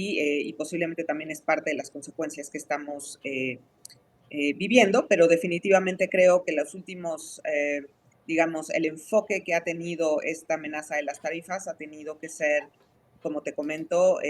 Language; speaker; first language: Spanish; native; Spanish